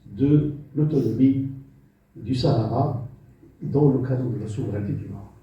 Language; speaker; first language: French; non-native, local second language; Arabic